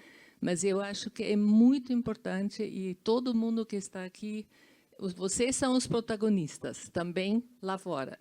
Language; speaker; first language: Portuguese; non-native, fluent; German